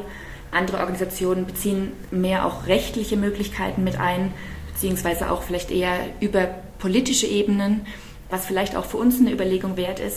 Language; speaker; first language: German; native; German